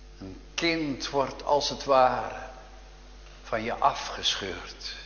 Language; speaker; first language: Dutch; native; Dutch